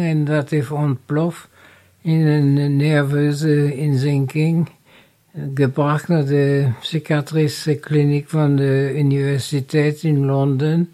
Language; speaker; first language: Dutch; non-native, fluent; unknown